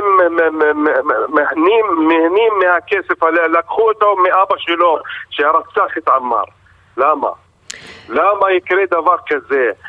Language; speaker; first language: Hebrew; non-native, local second language; Arabic